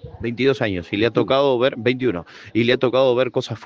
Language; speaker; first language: Spanish; native; Spanish